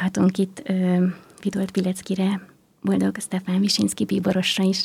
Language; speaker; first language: Hungarian; native; Hungarian